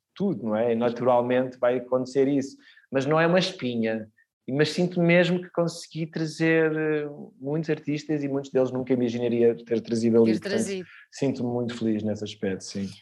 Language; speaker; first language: Portuguese; early bilingual, other home language; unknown